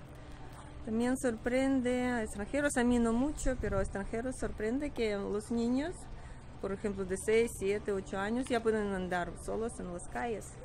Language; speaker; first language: Spanish; non-native, learner; Russian